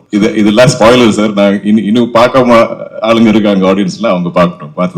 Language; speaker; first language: Tamil; non-native, local second language; Malayalam